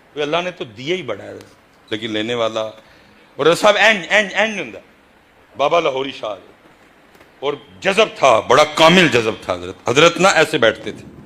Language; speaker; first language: Urdu; non-native, local second language; Punjabi